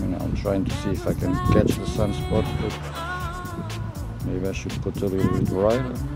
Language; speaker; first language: English; non-native, fluent; Portuguese